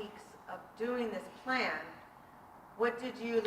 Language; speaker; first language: English; native; English